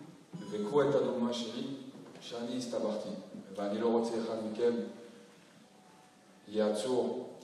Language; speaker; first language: Hebrew; non-native, fluent; French